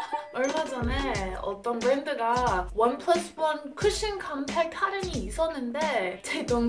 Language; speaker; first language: Korean; non-native, fluent; English